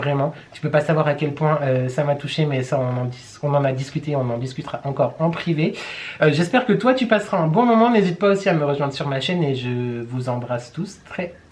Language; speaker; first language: French; native; French